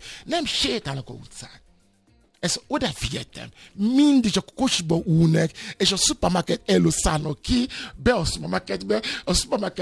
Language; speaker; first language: Hungarian; non-native, learner; Yoruba